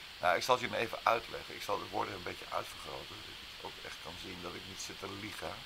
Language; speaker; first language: Dutch; native; Dutch